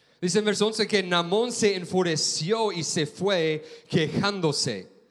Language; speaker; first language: Spanish; non-native, fluent; English